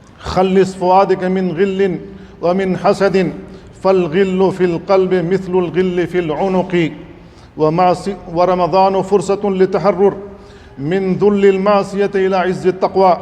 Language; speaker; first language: Arabic; non-native, fluent; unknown